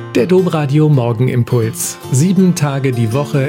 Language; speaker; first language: German; native; German